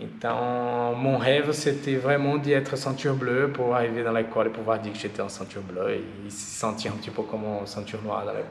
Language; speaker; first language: French; non-native, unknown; Portuguese